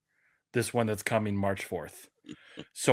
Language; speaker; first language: English; native; English